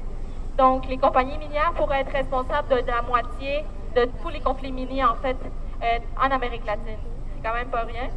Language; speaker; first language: French; native; French